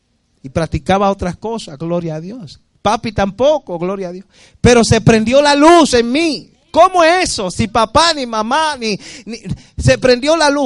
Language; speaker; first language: Spanish; native; Spanish